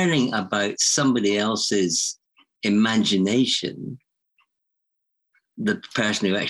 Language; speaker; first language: English; native; English